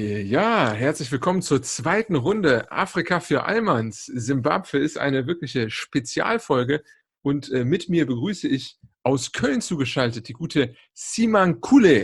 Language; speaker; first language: German; native; German